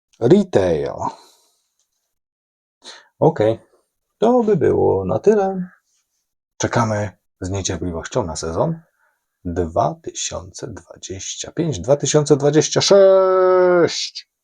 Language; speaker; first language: Polish; native; Polish